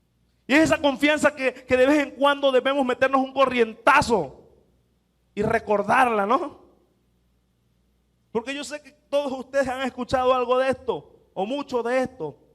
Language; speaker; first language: Spanish; native; Spanish